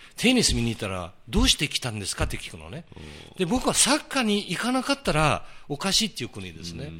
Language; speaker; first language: Japanese; early bilingual, heritage; Portuguese